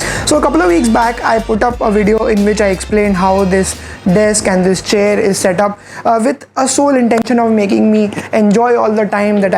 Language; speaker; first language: English; non-native, local second language; Hindi